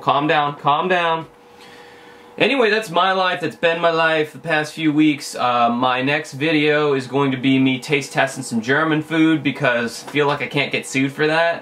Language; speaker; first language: English; native; English